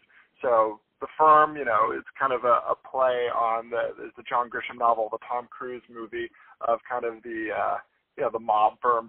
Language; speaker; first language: English; native; English